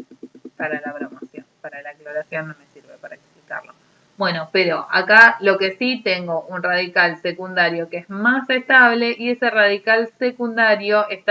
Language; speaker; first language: Spanish; native; Spanish